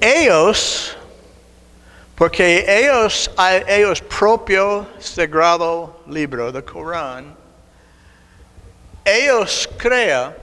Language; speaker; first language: Spanish; non-native, learner; English